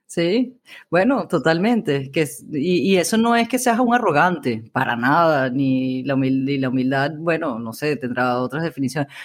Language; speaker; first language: Spanish; native; Spanish